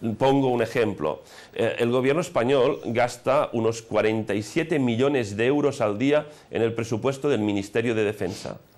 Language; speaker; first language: Spanish; non-native, local second language; Catalan